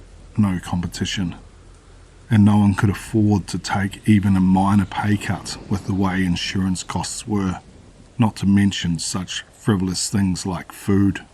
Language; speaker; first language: English; native; English